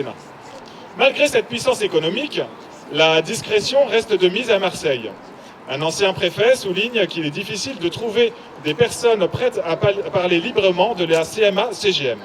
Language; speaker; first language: French; native; French